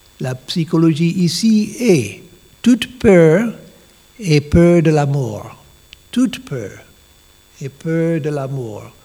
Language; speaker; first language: French; non-native, learner; English